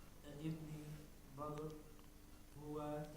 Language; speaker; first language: Arabic; non-native, learner; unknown